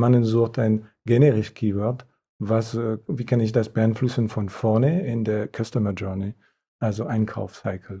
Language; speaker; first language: German; non-native, fluent; French